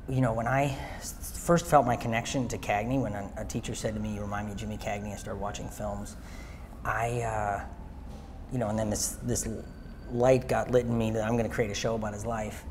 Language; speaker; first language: English; native; English